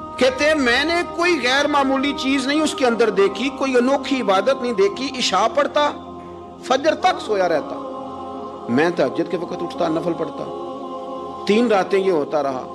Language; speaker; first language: Urdu; non-native, local second language; Punjabi